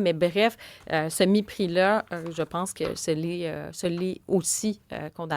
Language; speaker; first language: French; native; French